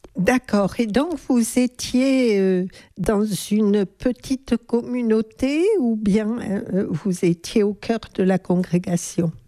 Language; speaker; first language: French; native; French